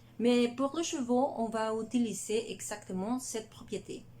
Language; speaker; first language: French; non-native, learner; Spanish